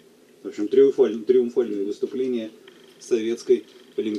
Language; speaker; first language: Russian; native; Russian